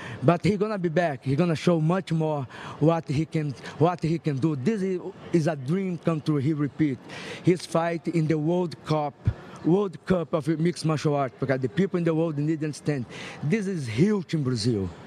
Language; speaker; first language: English; non-native, fluent; Portuguese